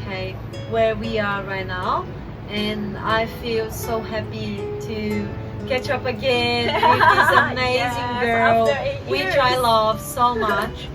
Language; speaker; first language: English; non-native, fluent; Portuguese